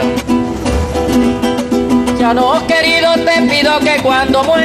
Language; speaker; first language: Spanish; native; Spanish